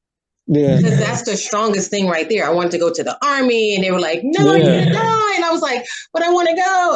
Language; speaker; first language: English; native; English